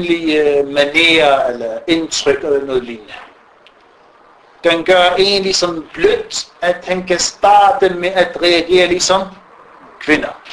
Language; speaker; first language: Danish; non-native, fluent; Arabic